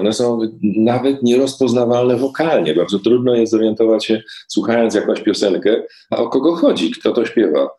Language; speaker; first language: Polish; native; Polish